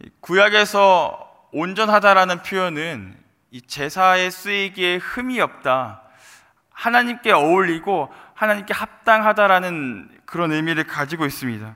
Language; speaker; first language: Korean; native; Korean